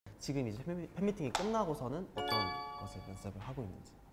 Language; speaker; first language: Korean; native; Korean